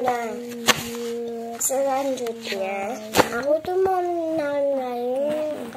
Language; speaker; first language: Indonesian; native; Indonesian